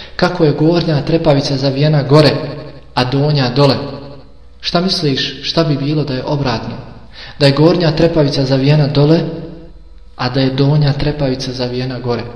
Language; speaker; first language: Bosnian; native; Bosnian